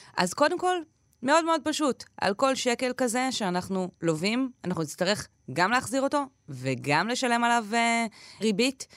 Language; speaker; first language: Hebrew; native; Hebrew